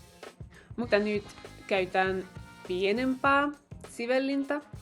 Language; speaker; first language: Finnish; non-native, fluent; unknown